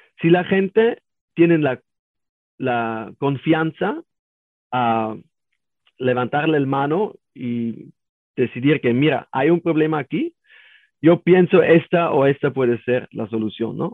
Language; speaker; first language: Spanish; non-native, learner; German